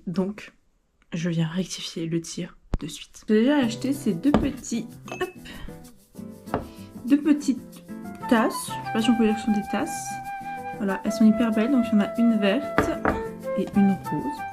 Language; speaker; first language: French; native; French